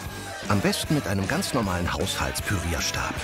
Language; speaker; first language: German; native; German